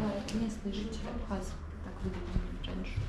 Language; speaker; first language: Russian; native; Russian